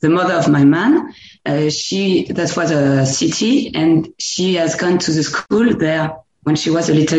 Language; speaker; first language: English; non-native, fluent; French